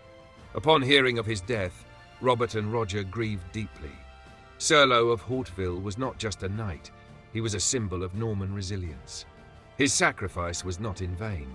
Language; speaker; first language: English; non-native, fluent; Italian